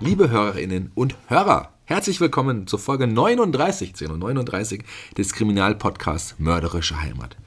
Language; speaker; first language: German; native; German